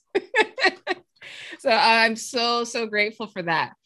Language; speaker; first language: English; early bilingual, other home language; Spanish